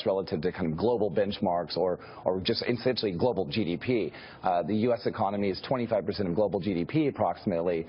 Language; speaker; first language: English; native; English